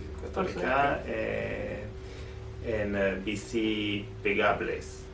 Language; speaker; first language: Spanish; non-native, fluent; French